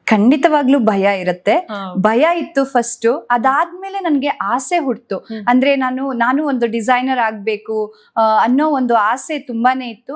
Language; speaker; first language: Kannada; native; Kannada